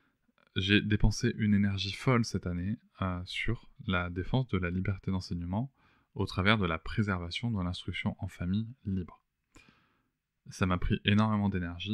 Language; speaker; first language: French; native; French